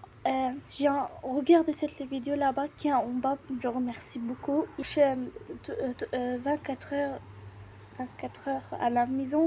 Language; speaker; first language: French; non-native, learner; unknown